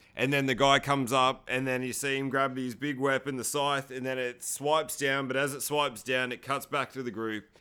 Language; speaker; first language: English; native; English